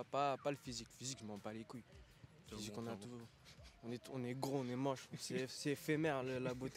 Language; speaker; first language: French; native; French